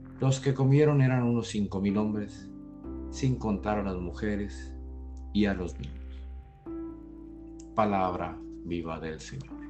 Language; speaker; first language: Spanish; native; Spanish